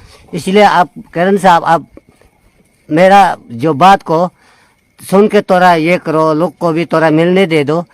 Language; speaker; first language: Hindi; non-native, local second language; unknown